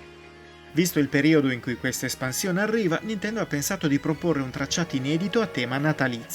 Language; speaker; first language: Italian; native; Italian